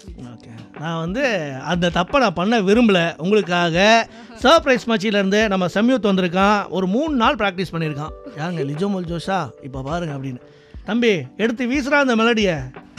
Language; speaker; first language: Tamil; native; Tamil